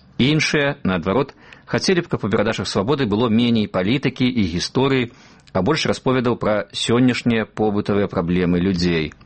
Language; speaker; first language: Belarusian; native; Belarusian